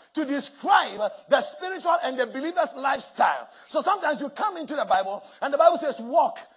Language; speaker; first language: English; non-native, local second language; Akan